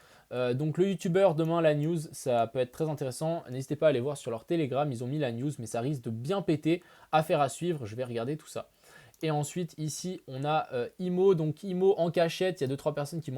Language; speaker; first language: French; native; French